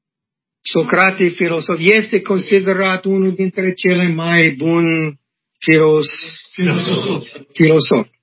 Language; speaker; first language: Romanian; non-native, learner; English